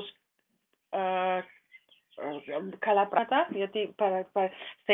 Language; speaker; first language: Greek; non-native, learner; German